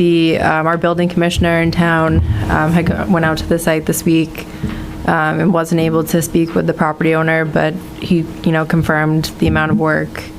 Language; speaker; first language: English; native; English